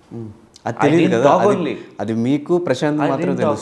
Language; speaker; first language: Telugu; native; Telugu